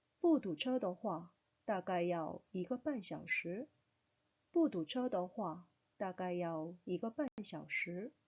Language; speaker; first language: Chinese; non-native, fluent; Korean